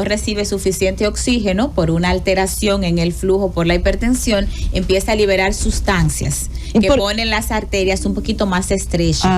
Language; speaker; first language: Spanish; native; Spanish